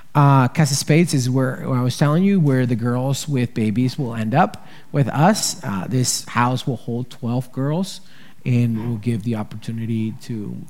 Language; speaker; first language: English; early bilingual, other home language; Spanish